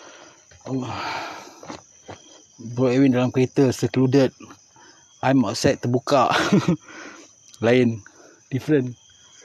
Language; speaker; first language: English; non-native, local second language; Malay